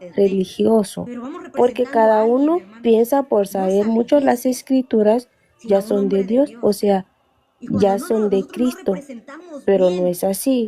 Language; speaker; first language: Spanish; non-native, fluent; Portuguese